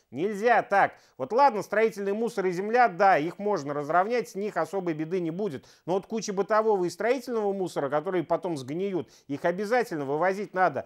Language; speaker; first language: Russian; native; Russian